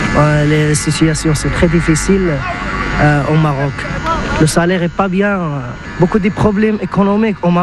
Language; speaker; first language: French; non-native, learner; Arabic